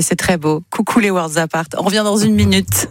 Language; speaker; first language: French; native; French